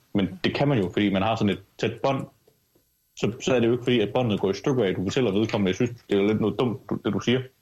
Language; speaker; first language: Danish; early bilingual, other home language; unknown